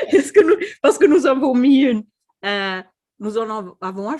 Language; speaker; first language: French; non-native, fluent; Swedish